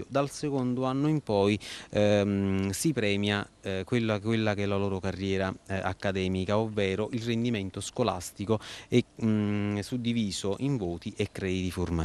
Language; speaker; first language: Italian; native; Italian